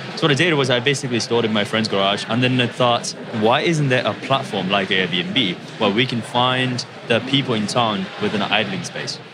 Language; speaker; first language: English; non-native, fluent; Japanese